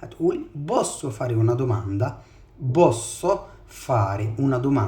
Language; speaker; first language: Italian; non-native, fluent; Arabic